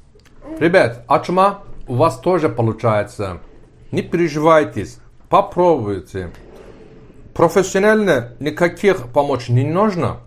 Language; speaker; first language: Russian; non-native, learner; Turkish